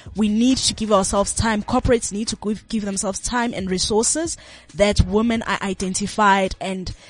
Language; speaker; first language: English; non-native, local second language; Zulu